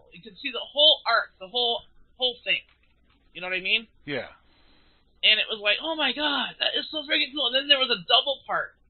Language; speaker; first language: English; native; English